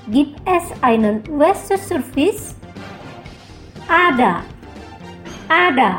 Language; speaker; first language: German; non-native, fluent; Indonesian